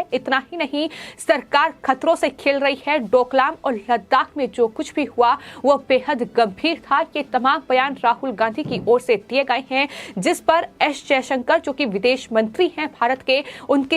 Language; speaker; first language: Hindi; native; Hindi